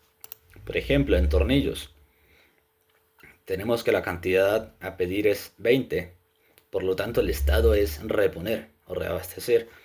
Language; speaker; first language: Spanish; native; Spanish